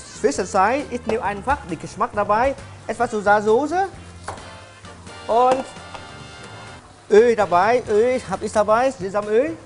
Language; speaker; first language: German; non-native, learner; Vietnamese